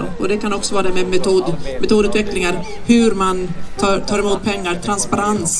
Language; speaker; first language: Swedish; native; Swedish